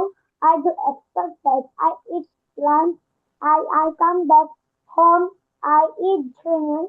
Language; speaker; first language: English; non-native, learner; Bangla